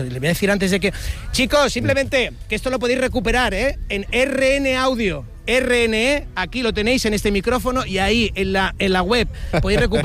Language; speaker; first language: Spanish; native; Spanish